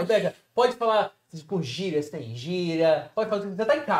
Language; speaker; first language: Portuguese; native; Portuguese